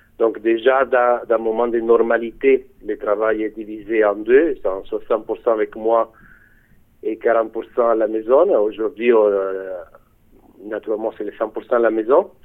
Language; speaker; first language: French; non-native, fluent; Italian